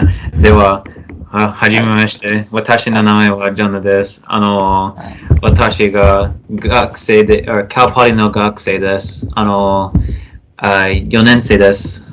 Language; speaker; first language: Japanese; non-native, learner; English